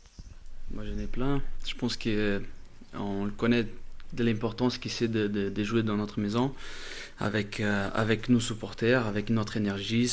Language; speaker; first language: French; non-native, fluent; Portuguese